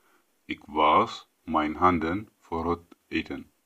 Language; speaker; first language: Dutch; non-native, fluent; Tigrinya